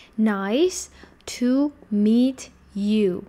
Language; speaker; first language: English; non-native, fluent; Georgian